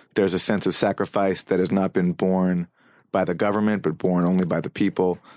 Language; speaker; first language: English; native; English